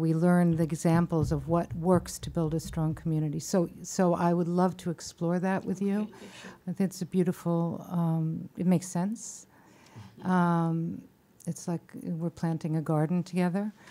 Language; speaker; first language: English; native; English